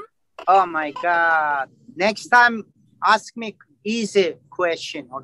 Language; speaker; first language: English; non-native, learner; Turkish